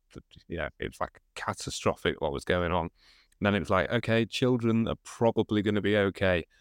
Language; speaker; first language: English; native; English